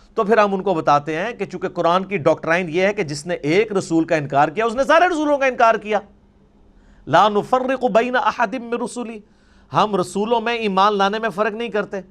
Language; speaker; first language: Urdu; non-native, local second language; Punjabi